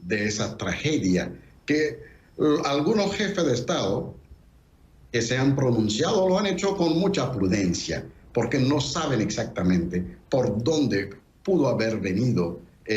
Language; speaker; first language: Spanish; non-native, fluent; Haitian Creole